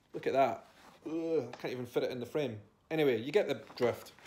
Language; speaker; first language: English; native; English